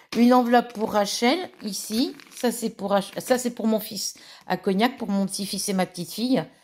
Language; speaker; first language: French; native; French